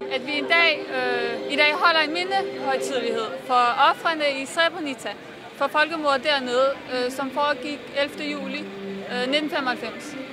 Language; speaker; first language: Danish; early bilingual, other home language; Bosnian